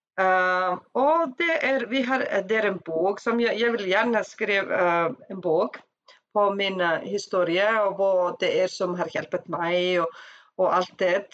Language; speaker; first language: Swedish; non-native, learner; Icelandic